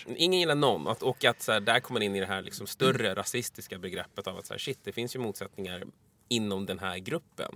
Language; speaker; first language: Swedish; native; Swedish